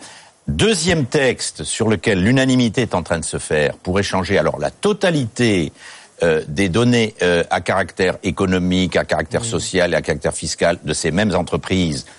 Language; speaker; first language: French; native; French